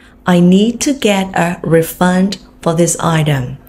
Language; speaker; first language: English; non-native, fluent; Vietnamese